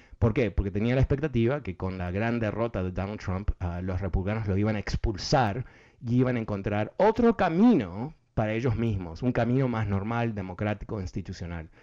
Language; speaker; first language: Spanish; early bilingual, heritage; Spanish